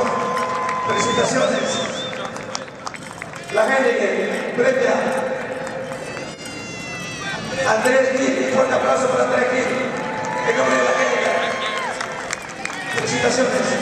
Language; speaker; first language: Spanish; native; Spanish